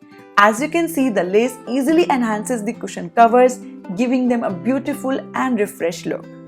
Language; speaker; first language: English; non-native, local second language; Hindi